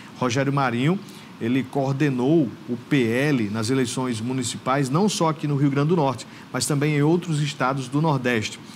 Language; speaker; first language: Portuguese; native; Portuguese